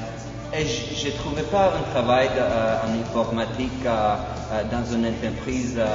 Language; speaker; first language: French; non-native, fluent; Polish